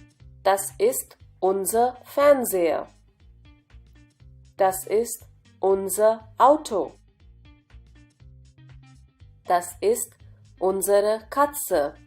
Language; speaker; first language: German; non-native, fluent; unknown